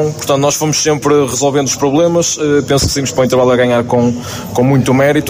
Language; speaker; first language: Portuguese; native; Portuguese